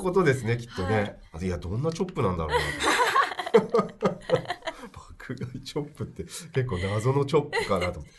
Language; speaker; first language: Japanese; native; Japanese